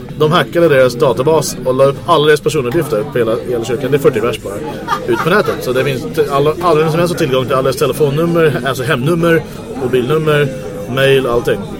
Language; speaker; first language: Swedish; non-native, fluent; English